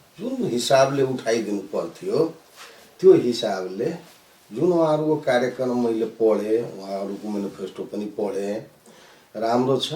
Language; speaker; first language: Nepali; non-native, local second language; Maithili